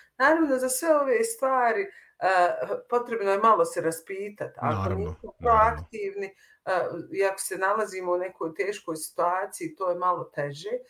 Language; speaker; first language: Bosnian; native; Bosnian